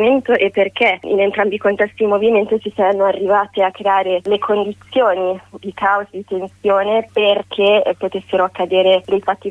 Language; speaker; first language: Italian; native; Italian